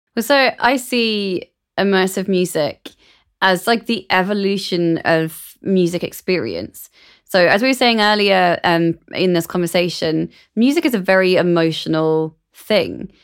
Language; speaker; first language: English; native; English